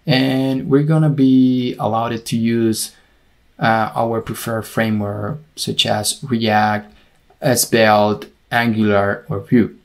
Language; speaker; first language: English; non-native, fluent; Spanish